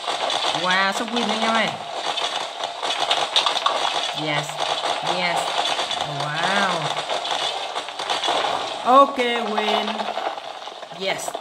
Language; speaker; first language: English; non-native, learner; Vietnamese